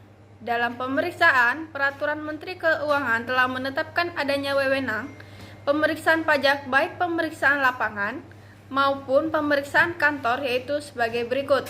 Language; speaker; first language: Indonesian; native; Indonesian